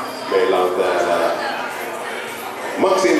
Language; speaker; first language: Finnish; native; Finnish